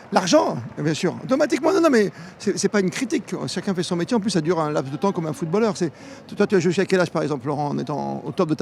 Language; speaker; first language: French; native; French